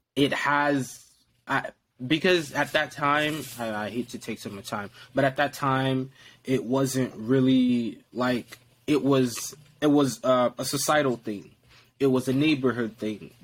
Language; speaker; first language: English; non-native, local second language; Yoruba